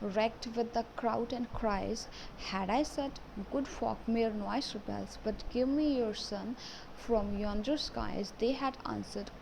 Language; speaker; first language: English; non-native, local second language; Punjabi